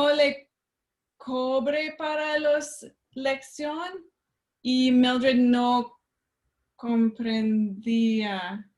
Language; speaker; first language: Spanish; non-native, learner; French